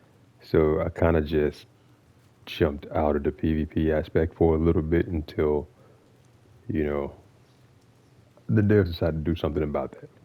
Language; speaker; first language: English; native; English